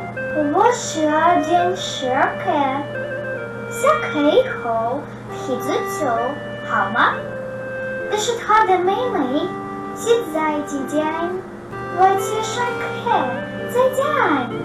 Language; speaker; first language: Chinese; non-native, learner; Russian